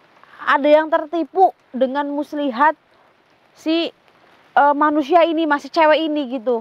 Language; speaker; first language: Indonesian; native; Indonesian